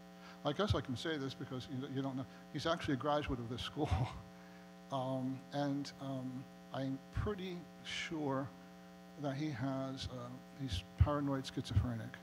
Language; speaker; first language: English; native; English